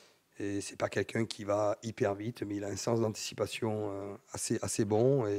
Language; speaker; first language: French; native; French